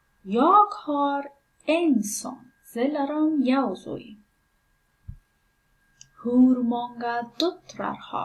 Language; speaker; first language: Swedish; non-native, fluent; Pashto